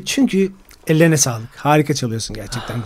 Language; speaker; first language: Turkish; native; Turkish